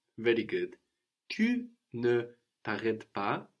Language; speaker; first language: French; non-native, fluent; English